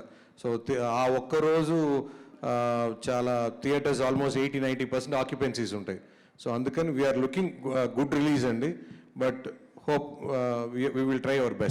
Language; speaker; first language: Telugu; native; Telugu